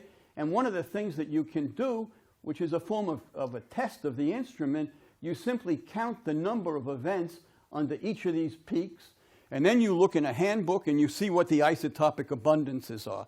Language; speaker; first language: English; native; English